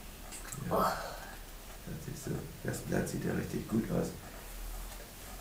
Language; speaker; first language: German; native; German